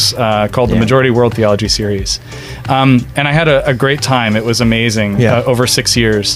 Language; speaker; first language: English; native; English